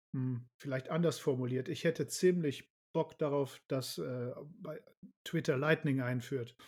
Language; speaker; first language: German; native; German